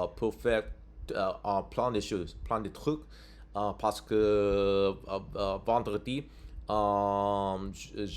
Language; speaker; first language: French; non-native, learner; English